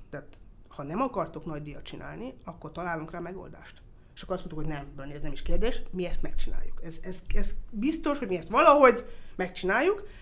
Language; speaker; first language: Hungarian; early bilingual, heritage; Hungarian